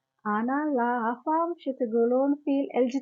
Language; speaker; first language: Arabic; non-native, learner; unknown